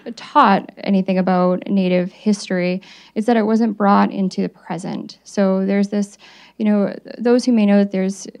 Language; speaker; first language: English; native; English